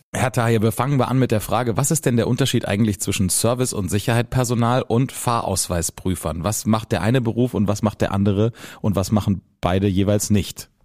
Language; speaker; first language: German; native; German